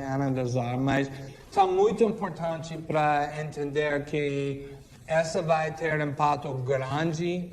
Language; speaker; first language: Portuguese; non-native, fluent; English